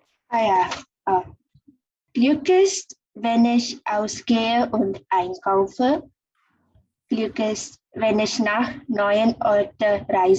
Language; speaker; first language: German; non-native, learner; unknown